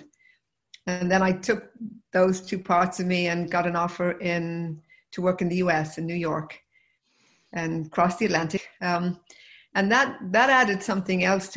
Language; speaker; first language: English; native; English